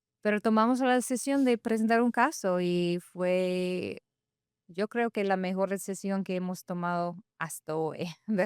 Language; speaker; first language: Spanish; non-native, fluent; English